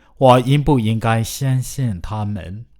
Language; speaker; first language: Chinese; non-native, fluent; Burmese